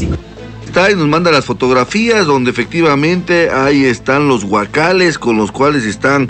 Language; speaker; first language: Spanish; native; Spanish